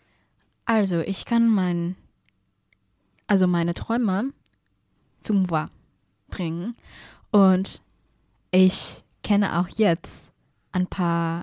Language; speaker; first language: German; non-native, fluent; Indonesian